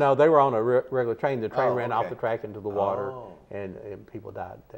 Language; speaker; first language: English; native; English